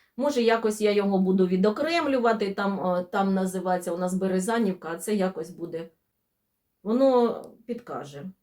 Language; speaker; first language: Ukrainian; non-native, local second language; Russian